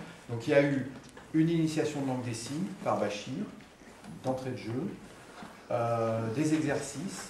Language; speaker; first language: French; native; French